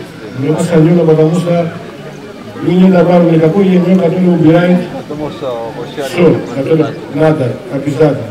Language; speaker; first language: Russian; non-native, learner; Greek